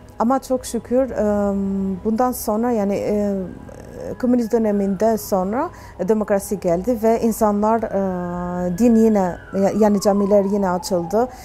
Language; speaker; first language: Turkish; non-native, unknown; Albanian